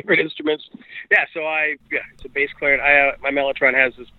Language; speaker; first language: English; native; English